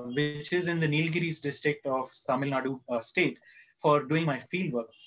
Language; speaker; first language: English; non-native, local second language; Kannada